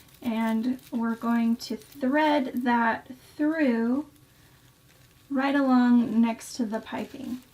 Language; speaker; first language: English; native; English